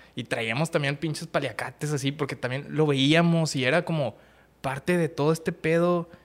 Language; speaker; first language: Spanish; native; Spanish